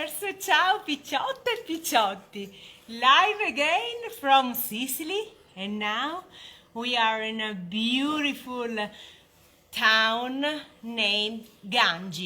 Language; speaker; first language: English; non-native, fluent; Italian